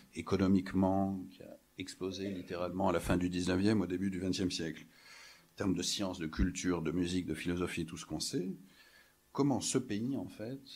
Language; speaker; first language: French; native; French